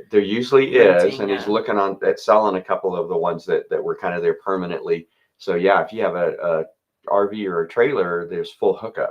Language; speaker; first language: English; native; English